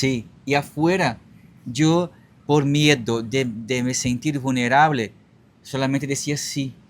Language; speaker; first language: Spanish; non-native, learner; Portuguese